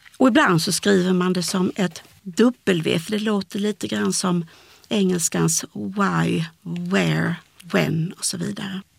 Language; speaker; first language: Swedish; native; Swedish